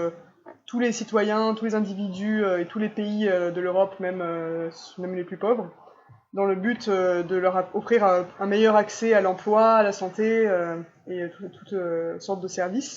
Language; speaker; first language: French; native; French